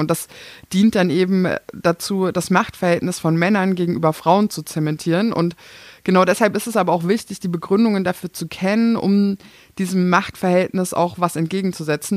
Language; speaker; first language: German; native; German